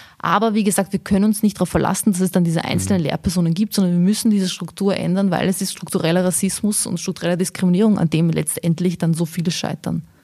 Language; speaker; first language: German; early bilingual, other home language; Bosnian